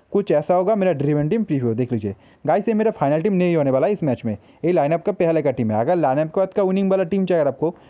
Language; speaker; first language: Hindi; native; Hindi